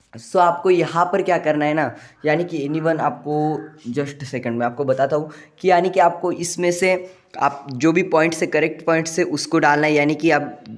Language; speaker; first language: Hindi; non-native, local second language; Marathi